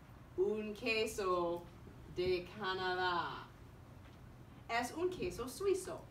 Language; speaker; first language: Spanish; non-native, fluent; English